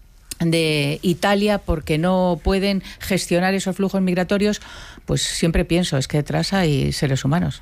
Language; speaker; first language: Spanish; native; Spanish